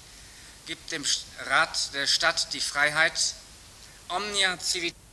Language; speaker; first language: German; native; German